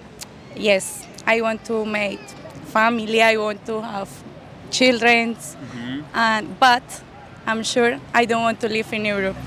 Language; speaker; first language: English; non-native, learner; Spanish